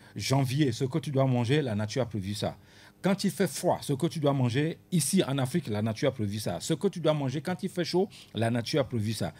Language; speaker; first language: French; non-native, local second language; Ewe